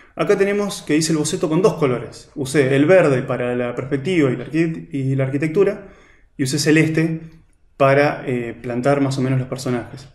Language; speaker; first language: Spanish; native; Spanish